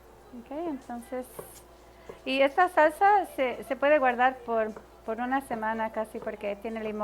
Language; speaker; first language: Spanish; early bilingual, heritage; Spanish